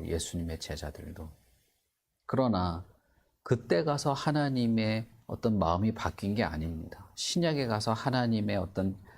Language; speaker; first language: Korean; native; Korean